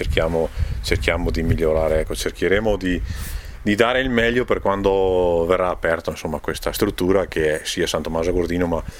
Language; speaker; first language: Italian; native; Italian